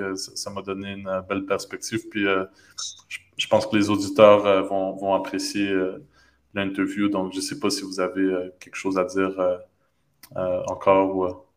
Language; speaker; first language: French; native; French